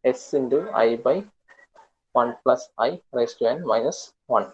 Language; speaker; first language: English; non-native, local second language; Malayalam